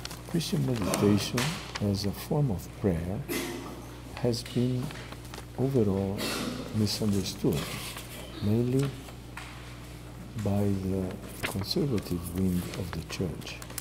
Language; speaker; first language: English; non-native, fluent; Portuguese